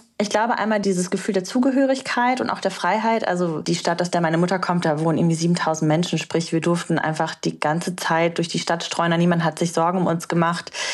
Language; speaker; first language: German; early bilingual, other home language; Romanian